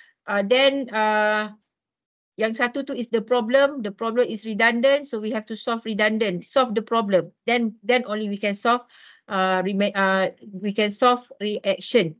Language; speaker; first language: English; non-native, local second language; Malay